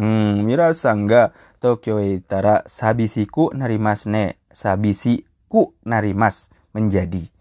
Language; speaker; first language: Japanese; non-native, learner; Indonesian